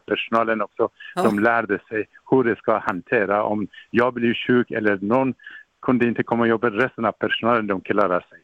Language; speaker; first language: Swedish; non-native, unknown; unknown